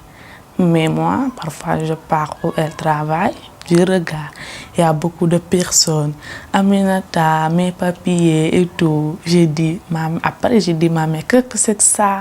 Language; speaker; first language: French; non-native, learner; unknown